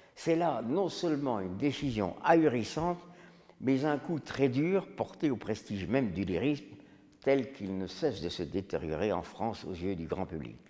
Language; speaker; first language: French; native; French